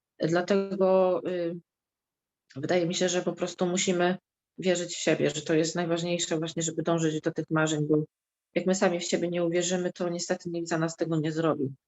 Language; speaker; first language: Polish; native; Polish